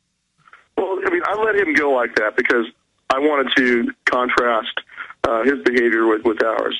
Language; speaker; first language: English; native; English